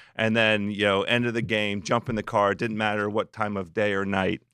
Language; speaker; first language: English; native; English